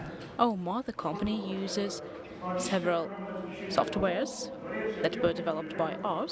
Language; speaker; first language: English; non-native, fluent; Russian